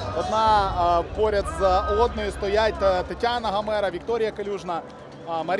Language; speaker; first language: Ukrainian; native; Ukrainian